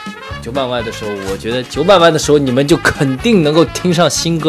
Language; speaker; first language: Chinese; native; Chinese